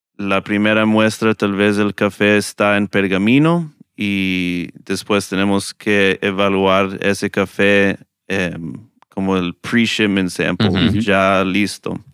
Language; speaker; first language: Spanish; non-native, fluent; English